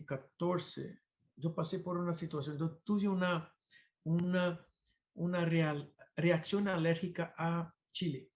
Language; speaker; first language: Spanish; non-native, fluent; Portuguese